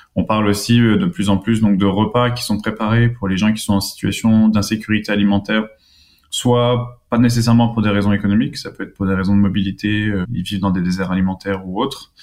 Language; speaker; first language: French; native; French